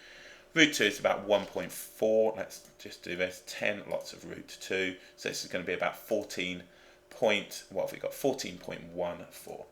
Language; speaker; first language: English; native; English